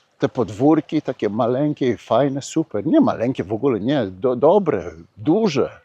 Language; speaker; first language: Polish; early bilingual, heritage; Polish